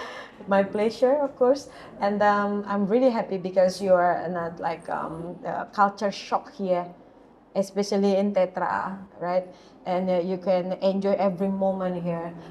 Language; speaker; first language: English; non-native, learner; Indonesian